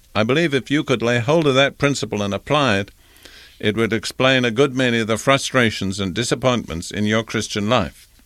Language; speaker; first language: English; native; English